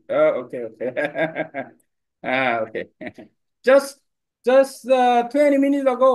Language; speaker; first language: English; non-native, learner; Korean